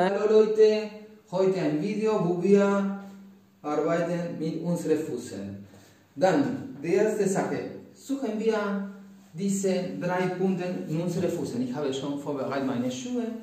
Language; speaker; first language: German; non-native, learner; Spanish